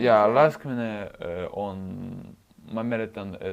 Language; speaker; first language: Estonian; non-native, local second language; Russian